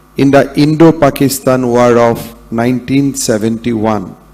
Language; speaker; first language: English; non-native, local second language; Assamese